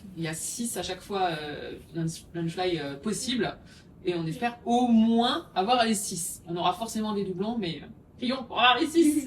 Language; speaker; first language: French; native; French